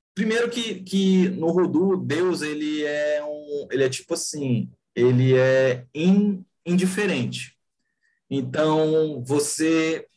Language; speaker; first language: Portuguese; native; Portuguese